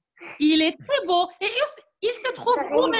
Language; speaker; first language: French; non-native, local second language; Arabic